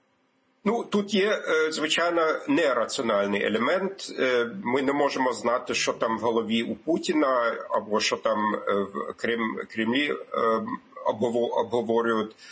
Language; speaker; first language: Ukrainian; non-native, fluent; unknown